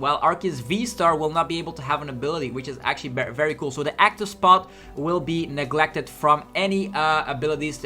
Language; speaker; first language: English; non-native, fluent; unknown